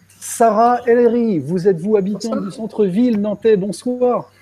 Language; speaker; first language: French; native; French